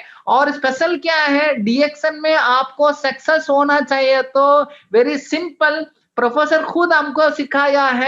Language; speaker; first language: Hindi; non-native, local second language; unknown